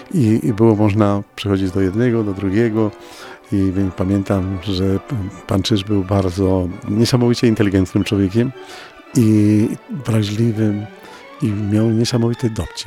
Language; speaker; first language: Polish; non-native, fluent; Spanish